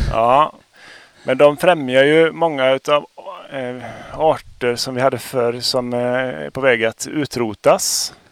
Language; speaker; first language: Swedish; native; Swedish